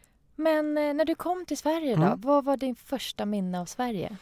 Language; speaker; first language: Swedish; non-native, fluent; Persian